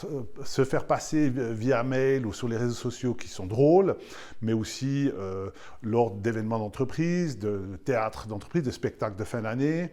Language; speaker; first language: French; native; French